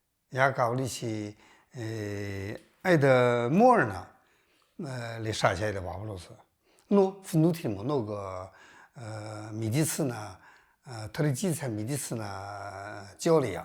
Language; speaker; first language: Russian; non-native, learner; Chinese